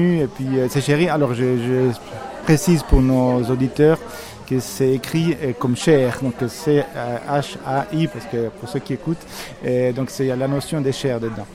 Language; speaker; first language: French; native; French